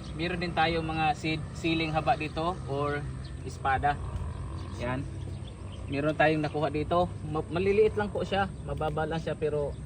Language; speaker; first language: Filipino; non-native, local second language; Masbatenyo